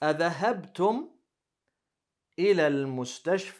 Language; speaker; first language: Arabic; non-native, fluent; English